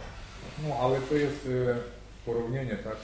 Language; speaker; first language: Polish; non-native, learner; Russian